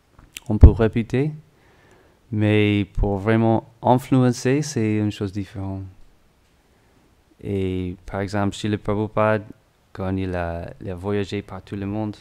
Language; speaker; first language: French; non-native, learner; English